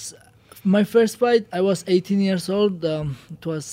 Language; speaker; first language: English; non-native, learner; Georgian